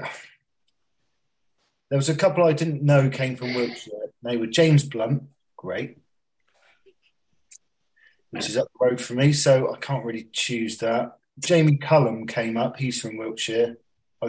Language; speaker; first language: English; native; English